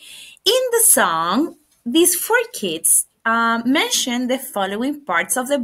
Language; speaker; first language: English; non-native, fluent; Spanish